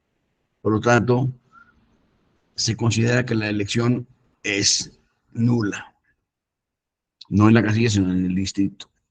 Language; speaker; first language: Spanish; native; Spanish